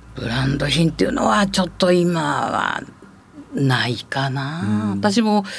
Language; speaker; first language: Japanese; native; Japanese